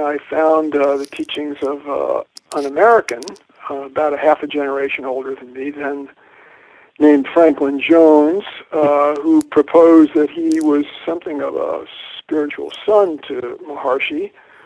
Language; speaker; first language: English; native; English